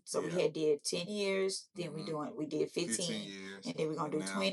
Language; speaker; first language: English; native; English